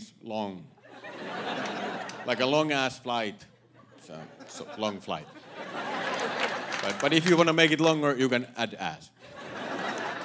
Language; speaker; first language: English; non-native, fluent; Finnish